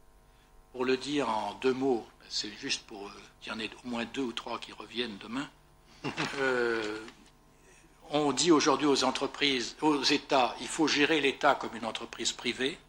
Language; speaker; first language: French; native; French